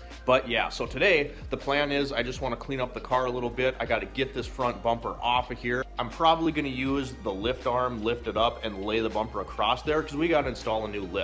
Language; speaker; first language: English; native; English